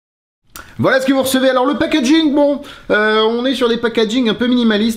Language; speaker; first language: French; native; French